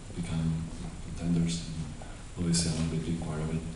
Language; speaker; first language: English; non-native, fluent; Slovak